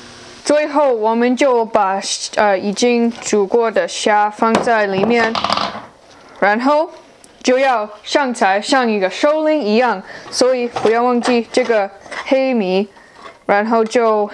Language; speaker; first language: Chinese; non-native, learner; English